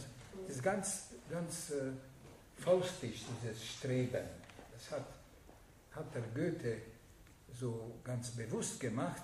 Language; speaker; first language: German; non-native, fluent; Hungarian